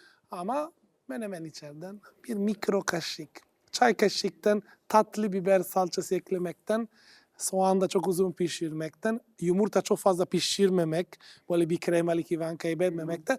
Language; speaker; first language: Turkish; non-native, fluent; Italian